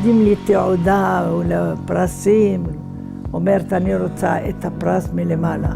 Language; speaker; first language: Hebrew; non-native, fluent; Arabic